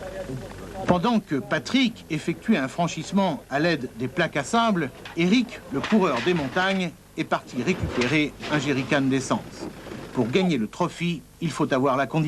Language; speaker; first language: French; native; French